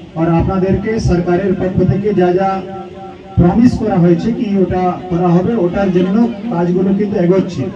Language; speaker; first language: Bangla; non-native, local second language; Hindi